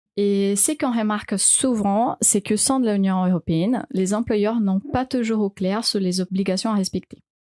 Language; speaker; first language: French; non-native, fluent; Portuguese